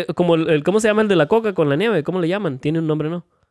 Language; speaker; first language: Spanish; native; Spanish